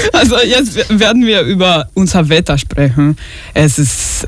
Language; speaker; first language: German; non-native, local second language; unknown